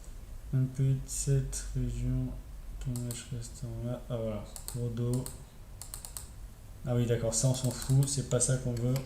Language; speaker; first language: French; native; French